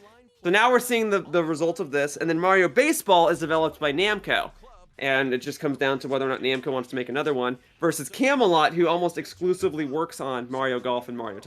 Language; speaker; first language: English; native; English